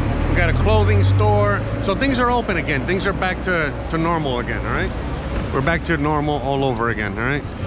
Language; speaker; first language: English; native; English